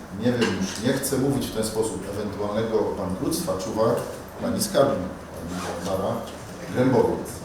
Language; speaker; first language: Polish; native; Polish